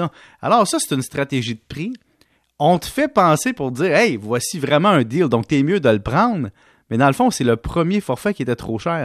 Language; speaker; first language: French; native; French